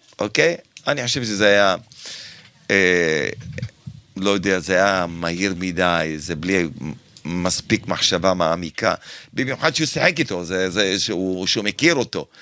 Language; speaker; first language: Hebrew; native; Hebrew